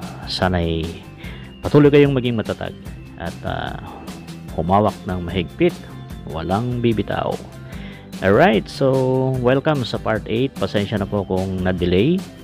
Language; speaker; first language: Filipino; native; Filipino